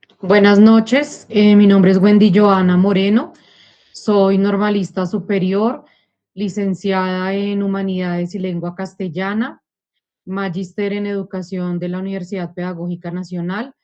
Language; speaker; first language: Spanish; native; Spanish